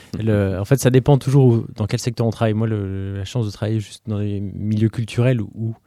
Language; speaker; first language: French; native; French